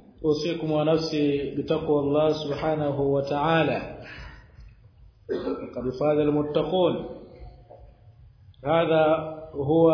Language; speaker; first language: Arabic; non-native, fluent; Swahili